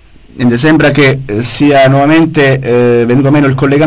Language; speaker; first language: Italian; native; Italian